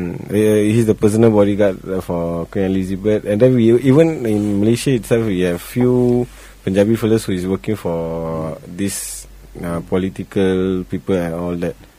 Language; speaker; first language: English; native; English